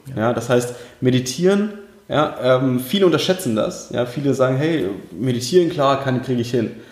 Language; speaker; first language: German; early bilingual, other home language; Russian